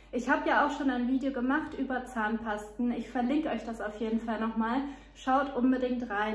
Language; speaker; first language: German; native; German